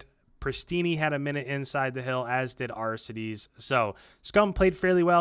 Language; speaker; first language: English; native; English